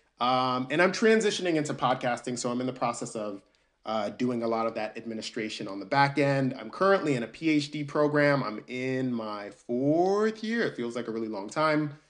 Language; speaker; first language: English; early bilingual, other home language; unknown